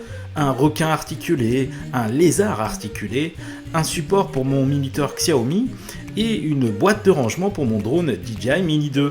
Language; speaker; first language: French; native; French